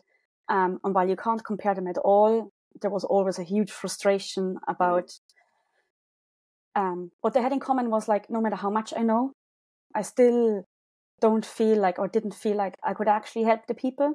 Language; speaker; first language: English; non-native, fluent; German